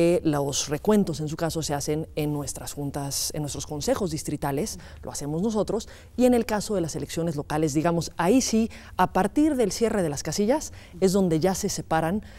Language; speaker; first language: Spanish; native; Spanish